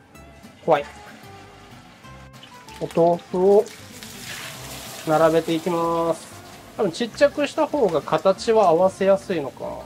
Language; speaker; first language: Japanese; native; Japanese